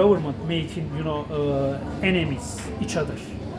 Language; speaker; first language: English; non-native, local second language; Turkish